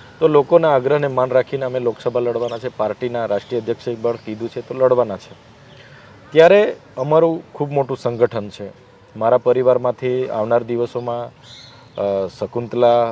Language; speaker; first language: Gujarati; non-native, local second language; Vasavi